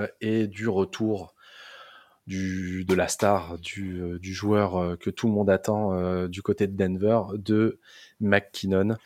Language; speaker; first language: French; native; French